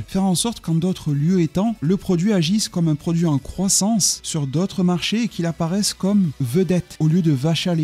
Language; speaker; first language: French; native; French